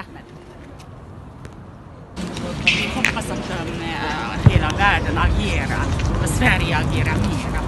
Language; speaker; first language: Swedish; non-native, learner; Uyghur